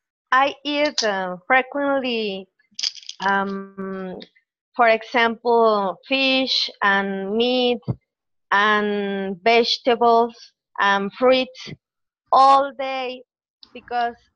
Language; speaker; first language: English; non-native, learner; Spanish